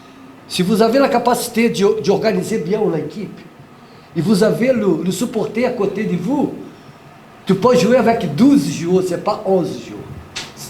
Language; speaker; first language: French; non-native, fluent; Portuguese